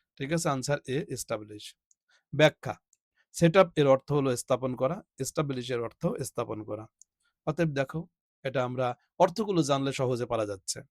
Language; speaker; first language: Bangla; native; Bangla